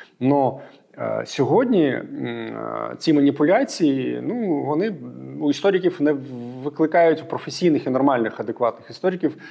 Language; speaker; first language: Ukrainian; non-native, local second language; Russian